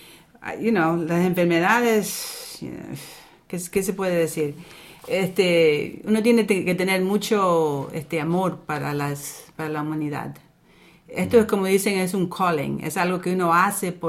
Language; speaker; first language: Spanish; early bilingual, other home language; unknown